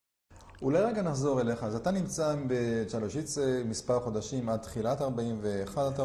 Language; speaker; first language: Hebrew; native; Hebrew